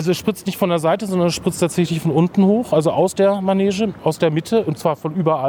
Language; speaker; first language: German; native; German